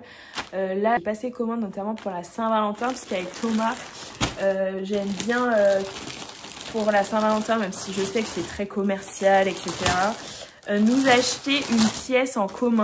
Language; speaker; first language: French; native; French